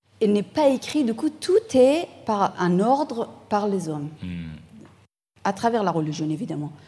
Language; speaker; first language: French; non-native, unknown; Persian